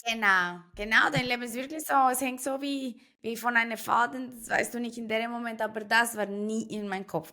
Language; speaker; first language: German; non-native, fluent; Spanish